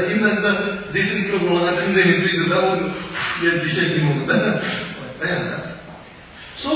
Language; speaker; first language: Russian; non-native, learner; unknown